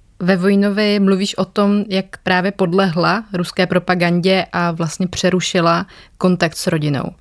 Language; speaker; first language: Czech; native; Czech